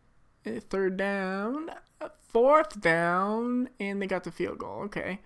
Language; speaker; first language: English; native; English